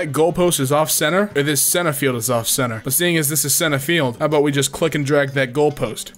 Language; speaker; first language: English; native; English